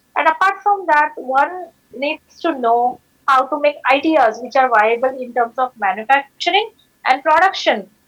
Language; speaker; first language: English; non-native, local second language; Marathi